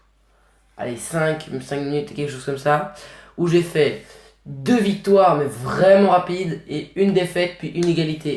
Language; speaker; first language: French; native; French